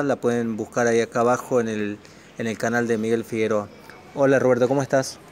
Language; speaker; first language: Spanish; native; Spanish